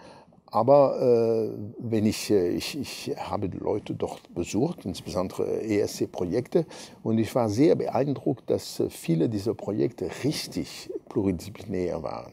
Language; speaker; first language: German; non-native, fluent; French